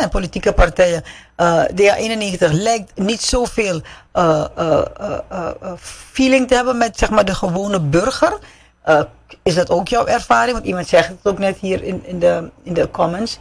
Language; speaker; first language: Dutch; native; Dutch